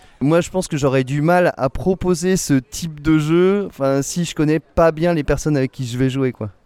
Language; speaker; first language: French; native; French